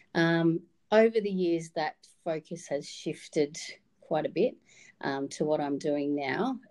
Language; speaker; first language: English; native; English